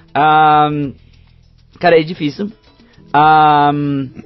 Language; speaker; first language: Portuguese; non-native, fluent; English